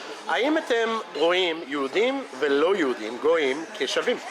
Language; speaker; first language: Hebrew; non-native, fluent; English